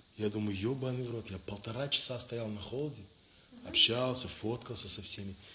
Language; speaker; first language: Russian; early bilingual, heritage; Russian